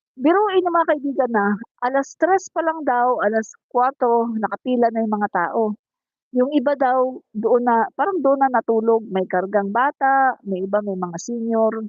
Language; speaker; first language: Filipino; non-native, local second language; Cebuano